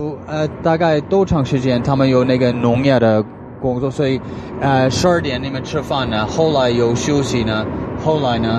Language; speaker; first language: Chinese; non-native, learner; English